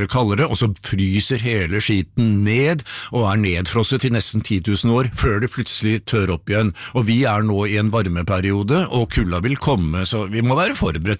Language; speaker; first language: Norwegian; native; Norwegian